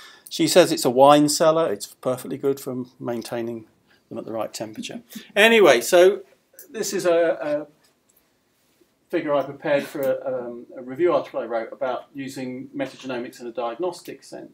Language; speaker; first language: English; native; English